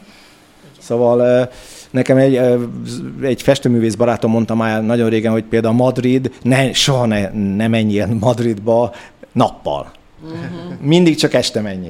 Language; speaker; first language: Hungarian; native; Hungarian